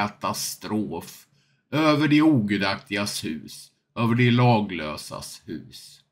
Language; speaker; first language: Swedish; native; Swedish